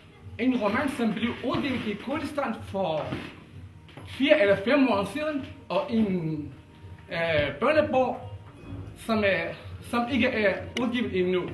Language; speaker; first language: Danish; non-native, fluent; Kurdish